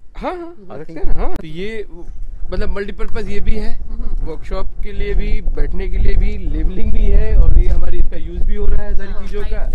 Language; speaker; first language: Hindi; native; Hindi